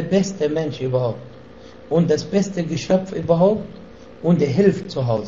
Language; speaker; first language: German; non-native, fluent; Arabic